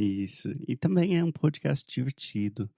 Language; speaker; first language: Portuguese; non-native, fluent; English